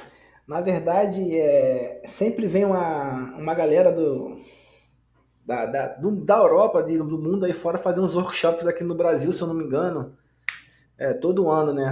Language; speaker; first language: Portuguese; native; Portuguese